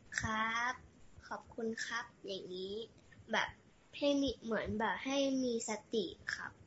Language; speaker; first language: Thai; early bilingual, heritage; Thai